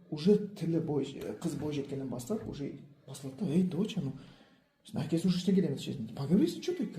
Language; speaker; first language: Russian; non-native, local second language; Kazakh